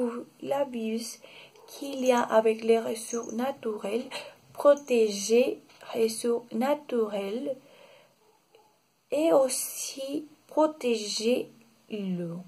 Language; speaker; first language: French; non-native, learner; Spanish